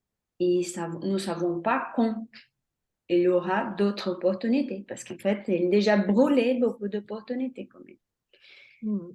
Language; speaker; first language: French; non-native, fluent; Portuguese